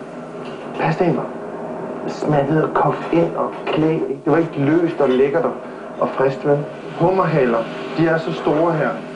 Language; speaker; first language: Danish; native; Danish